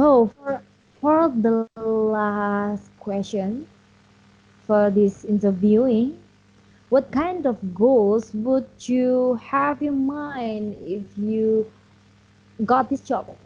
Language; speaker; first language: English; non-native, learner; Indonesian